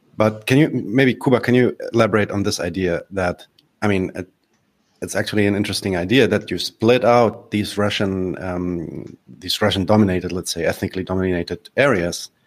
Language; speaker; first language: English; non-native, fluent; Polish